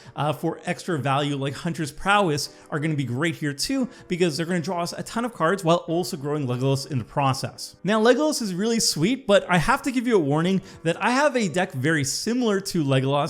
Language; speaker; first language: English; native; English